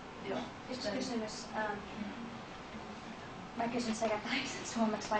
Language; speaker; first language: Finnish; non-native, fluent; Thai